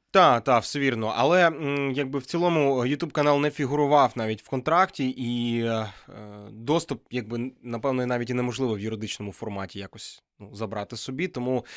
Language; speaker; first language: Ukrainian; non-native, local second language; Russian